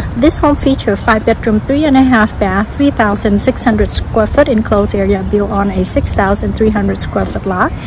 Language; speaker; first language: English; non-native, fluent; Vietnamese